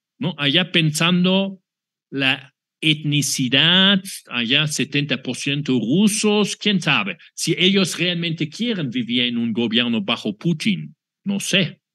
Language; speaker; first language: Spanish; non-native, fluent; German